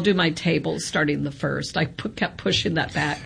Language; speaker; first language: English; native; English